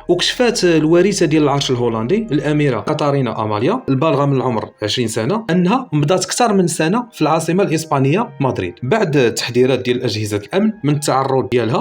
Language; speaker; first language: Arabic; native; Arabic